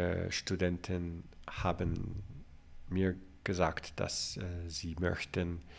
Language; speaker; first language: German; non-native, learner; English